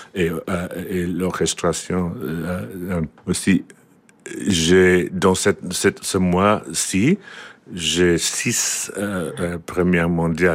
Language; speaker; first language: French; non-native, learner; English